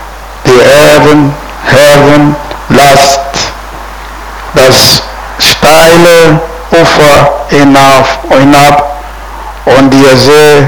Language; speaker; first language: German; non-native, fluent; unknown